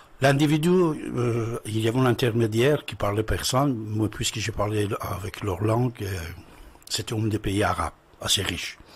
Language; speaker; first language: French; non-native, fluent; Persian